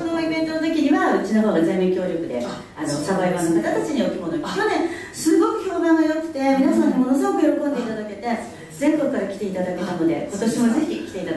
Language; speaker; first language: Japanese; native; Japanese